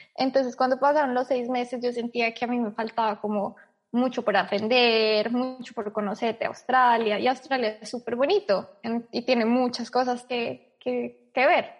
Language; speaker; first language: Spanish; native; Spanish